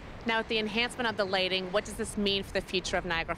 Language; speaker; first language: English; native; English